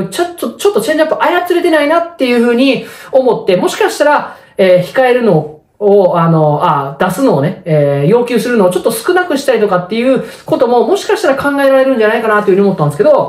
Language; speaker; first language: Japanese; native; Japanese